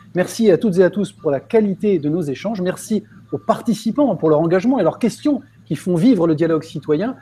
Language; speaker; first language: French; native; French